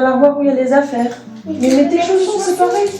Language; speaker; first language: French; native; French